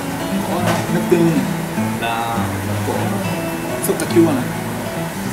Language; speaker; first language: Vietnamese; non-native, learner; Japanese